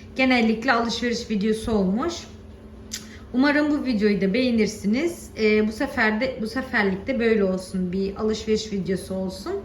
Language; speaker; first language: Turkish; early bilingual, heritage; Turkish